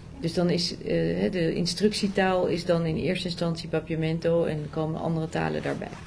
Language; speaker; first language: Dutch; native; Dutch